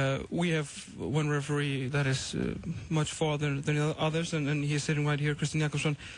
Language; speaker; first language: English; non-native, fluent; Icelandic